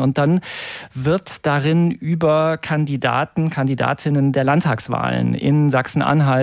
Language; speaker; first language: German; native; German